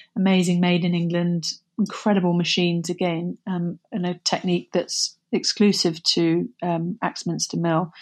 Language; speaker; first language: English; native; English